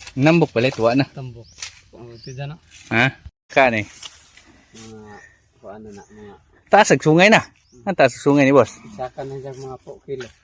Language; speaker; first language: Filipino; non-native, local second language; Cebuano